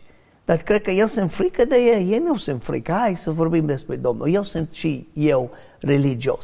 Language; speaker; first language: Romanian; non-native, learner; English